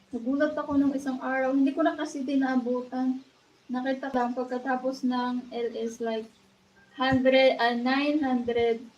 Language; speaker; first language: Filipino; non-native, local second language; Cebuano